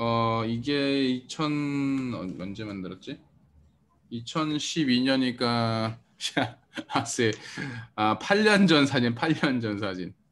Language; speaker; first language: Korean; early bilingual, heritage; Korean